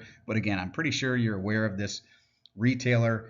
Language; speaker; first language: English; native; English